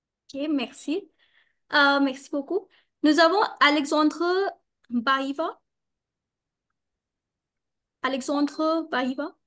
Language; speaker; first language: French; non-native, learner; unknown